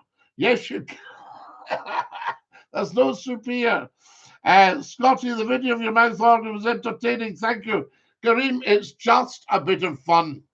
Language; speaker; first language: English; native; English